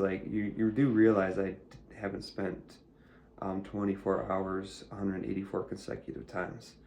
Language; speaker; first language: English; native; English